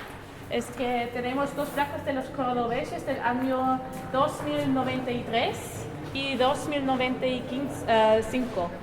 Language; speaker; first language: Spanish; non-native, learner; German